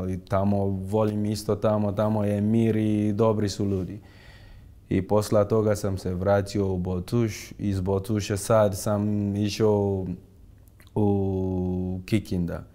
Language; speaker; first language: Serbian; non-native, fluent; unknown